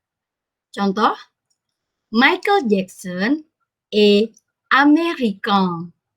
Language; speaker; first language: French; non-native, fluent; Indonesian